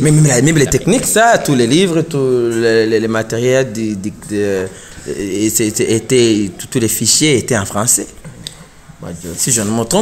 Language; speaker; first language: French; non-native, local second language; Rundi